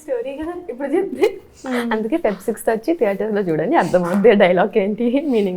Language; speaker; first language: Telugu; early bilingual, heritage; Telugu